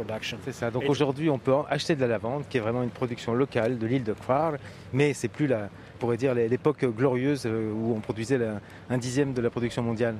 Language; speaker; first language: French; native; French